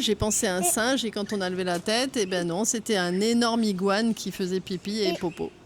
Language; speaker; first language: French; native; French